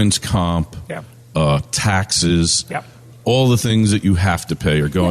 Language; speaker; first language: English; native; English